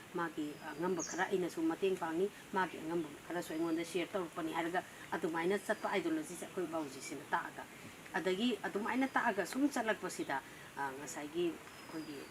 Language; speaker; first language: Manipuri; native; Manipuri